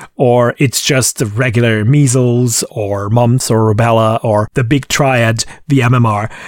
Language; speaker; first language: English; non-native, fluent; Hungarian